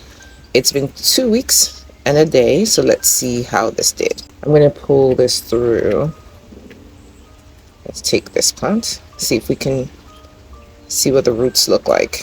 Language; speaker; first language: English; native; English